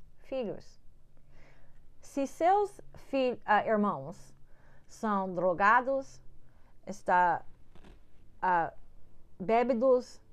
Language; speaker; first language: Portuguese; non-native, learner; English